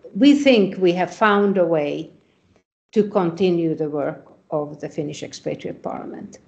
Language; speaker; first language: English; non-native, fluent; Finnish